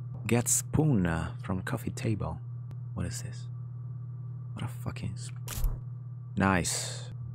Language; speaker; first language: English; non-native, fluent; Italian